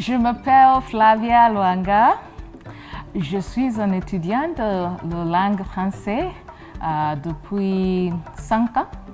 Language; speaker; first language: French; non-native, learner; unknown